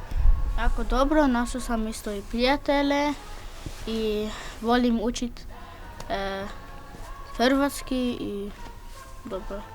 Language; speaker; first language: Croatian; early bilingual, heritage; Croatian